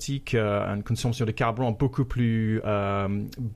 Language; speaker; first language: French; non-native, fluent; English